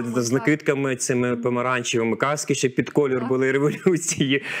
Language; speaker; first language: Ukrainian; native; Ukrainian